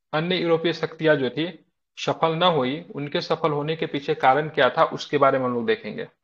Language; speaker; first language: Hindi; native; Hindi